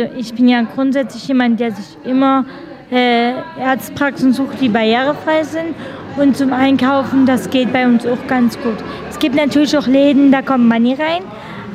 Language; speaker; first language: German; native; German